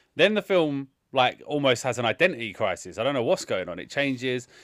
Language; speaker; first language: English; native; English